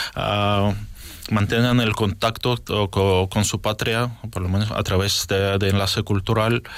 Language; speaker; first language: Spanish; non-native, fluent; Ukrainian